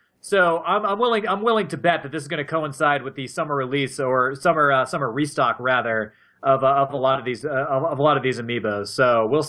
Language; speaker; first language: English; native; English